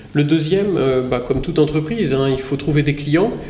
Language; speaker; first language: French; native; French